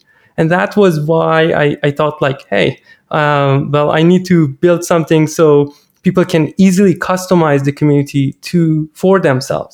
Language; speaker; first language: English; non-native, fluent; Persian